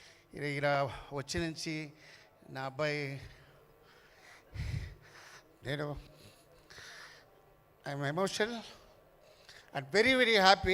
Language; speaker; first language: Telugu; non-native, learner; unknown